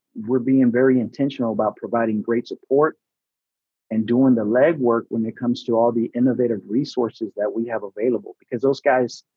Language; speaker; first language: English; early bilingual, other home language; Spanish